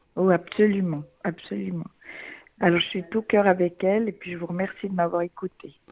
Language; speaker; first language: French; native; French